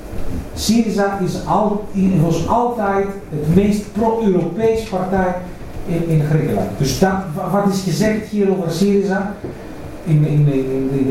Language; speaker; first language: Dutch; non-native, fluent; Greek